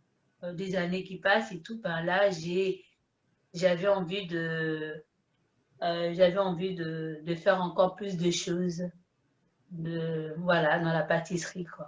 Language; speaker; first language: French; early bilingual, other home language; Haitian Creole